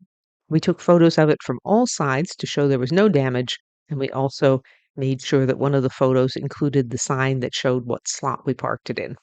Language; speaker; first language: English; native; English